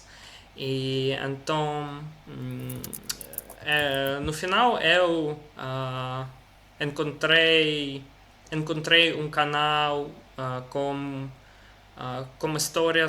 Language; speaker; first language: Portuguese; non-native, learner; Russian